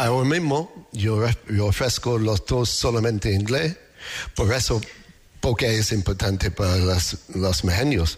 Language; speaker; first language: Spanish; non-native, learner; English